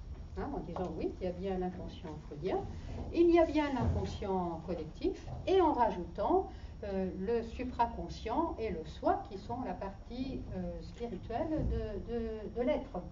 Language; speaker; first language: French; native; French